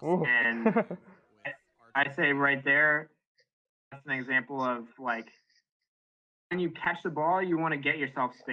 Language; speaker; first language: English; native; English